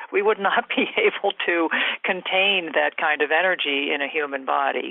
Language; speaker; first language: English; native; English